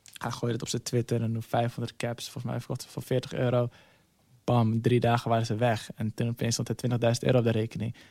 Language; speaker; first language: Dutch; early bilingual, other home language; Somali